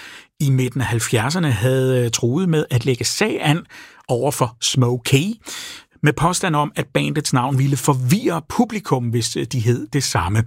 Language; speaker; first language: Danish; native; Danish